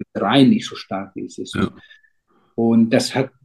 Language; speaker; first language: German; non-native, fluent; Icelandic